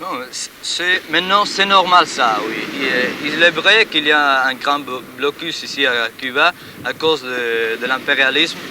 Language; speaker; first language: French; non-native, learner; Spanish